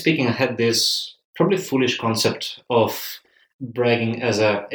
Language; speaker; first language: English; non-native, fluent; Russian